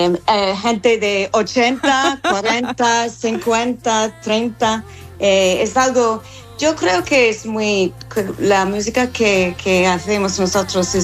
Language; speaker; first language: Spanish; non-native, learner; English